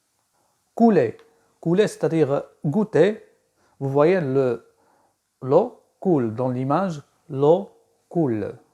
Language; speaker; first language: French; non-native, local second language; Arabic